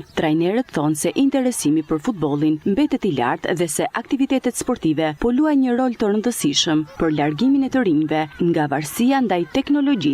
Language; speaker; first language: Albanian; native; Albanian